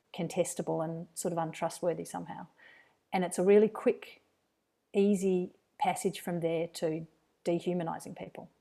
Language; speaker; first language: English; native; English